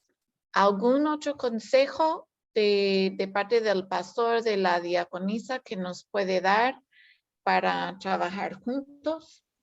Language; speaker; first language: Spanish; non-native, fluent; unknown